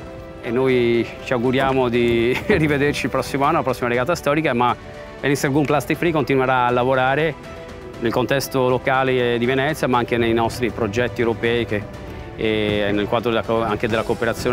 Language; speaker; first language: Italian; native; Italian